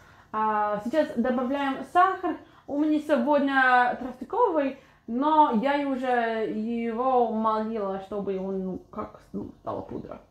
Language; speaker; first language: Russian; non-native, fluent; English